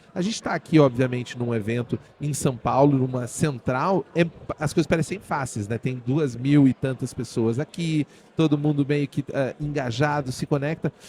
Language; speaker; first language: Portuguese; native; Portuguese